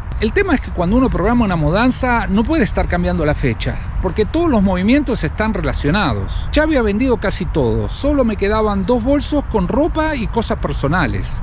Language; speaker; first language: Spanish; native; Spanish